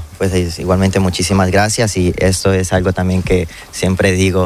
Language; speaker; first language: Spanish; native; Spanish